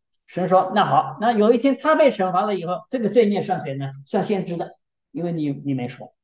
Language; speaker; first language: Chinese; native; Chinese